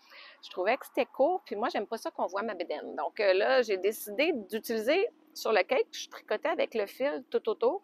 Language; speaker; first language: French; native; French